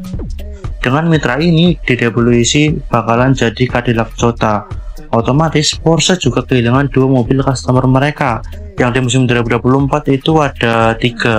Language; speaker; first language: Indonesian; native; Indonesian